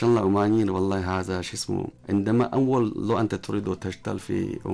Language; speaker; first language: Arabic; non-native, learner; Chinese